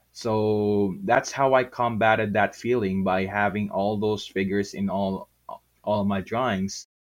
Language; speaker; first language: English; non-native, local second language; Filipino